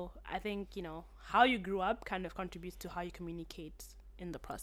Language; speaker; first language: English; native; English